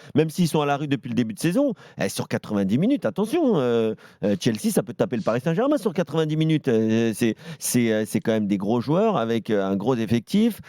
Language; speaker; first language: French; native; French